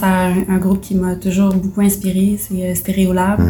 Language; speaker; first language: French; native; French